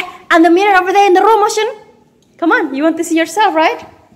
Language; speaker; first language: English; non-native, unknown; Javanese